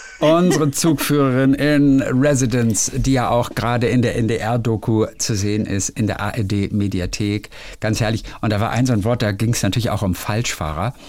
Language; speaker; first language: German; native; German